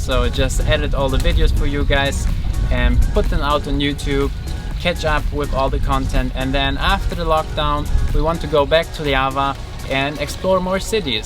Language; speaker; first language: English; non-native, fluent; German